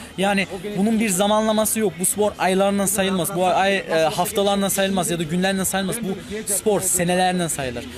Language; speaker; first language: Turkish; early bilingual, heritage; Turkish